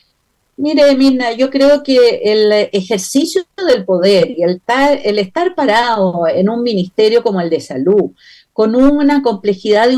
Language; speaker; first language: Spanish; native; Spanish